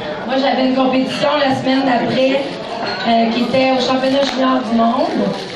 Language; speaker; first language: French; early bilingual, heritage; French